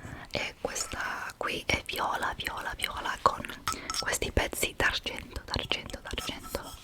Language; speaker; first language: Italian; non-native, fluent; English